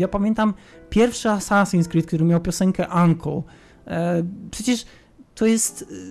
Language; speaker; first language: Polish; native; Polish